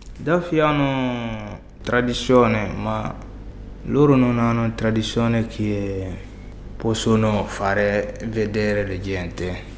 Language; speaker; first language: Italian; non-native, learner; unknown